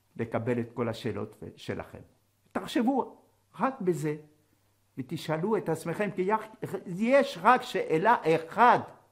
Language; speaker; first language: Hebrew; non-native, fluent; French